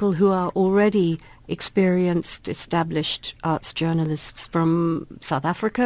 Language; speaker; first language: English; native; English